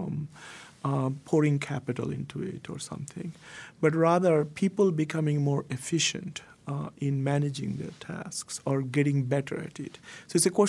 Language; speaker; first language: English; non-native, local second language; Bangla